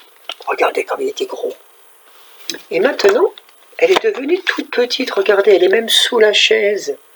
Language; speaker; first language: French; native; French